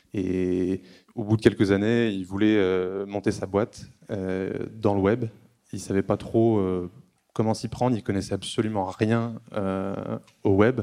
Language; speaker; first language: French; native; French